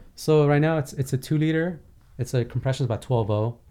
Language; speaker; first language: English; early bilingual, other home language; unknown